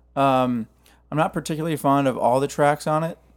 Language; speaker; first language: English; native; English